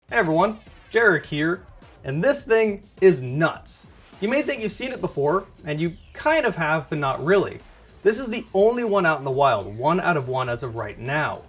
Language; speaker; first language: English; native; English